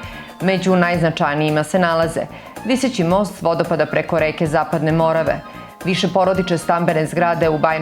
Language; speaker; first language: Serbian; native; Serbian